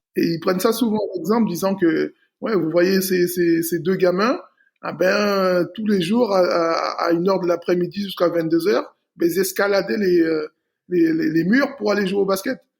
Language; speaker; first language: French; native; French